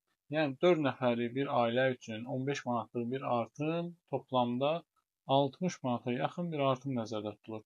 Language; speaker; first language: Azerbaijani; native; Azerbaijani